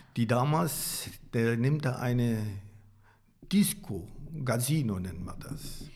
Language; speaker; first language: German; non-native, learner; Turkish